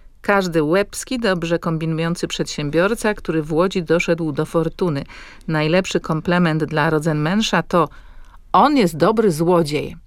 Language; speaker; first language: Polish; native; Polish